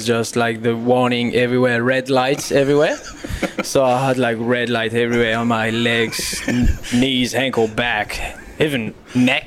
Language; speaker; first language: English; non-native, learner; French